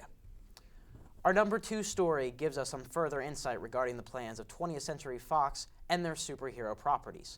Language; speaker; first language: English; native; English